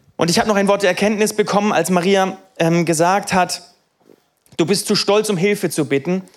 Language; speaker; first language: German; native; German